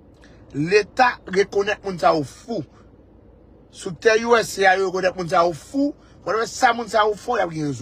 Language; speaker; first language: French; non-native, local second language; Haitian Creole